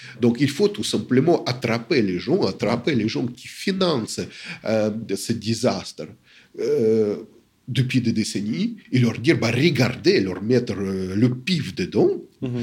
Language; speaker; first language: French; non-native, fluent; Russian